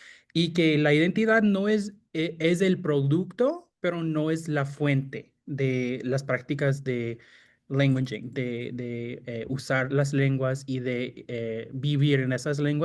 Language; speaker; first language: Spanish; non-native, fluent; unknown